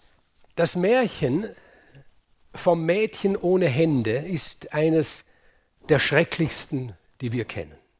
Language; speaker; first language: German; native; German